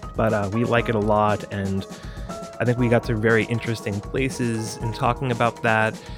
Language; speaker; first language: English; native; English